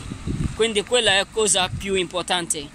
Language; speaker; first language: Italian; non-native, learner; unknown